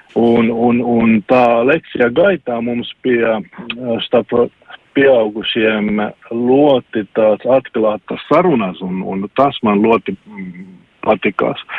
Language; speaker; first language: Latvian; non-native, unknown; Finnish